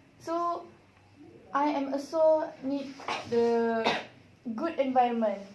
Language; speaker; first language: English; non-native, learner; Malay